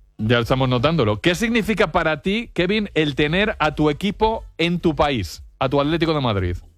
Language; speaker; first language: Spanish; native; Spanish